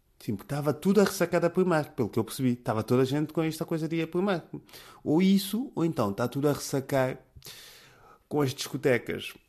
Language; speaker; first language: Portuguese; native; Portuguese